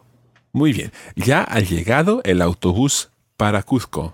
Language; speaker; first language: Spanish; non-native, fluent; English